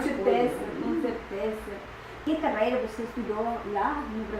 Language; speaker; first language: Portuguese; non-native, fluent; Spanish